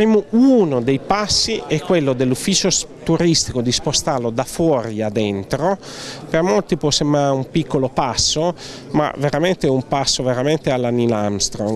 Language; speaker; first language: Italian; native; Italian